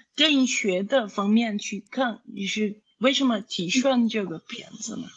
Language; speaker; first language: Chinese; non-native, fluent; Portuguese